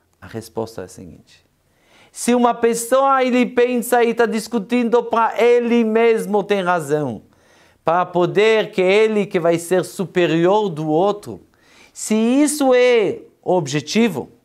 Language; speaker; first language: Portuguese; non-native, fluent; Hebrew